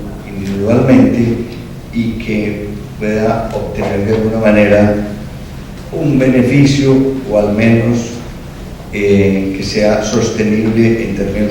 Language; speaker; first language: Spanish; native; Spanish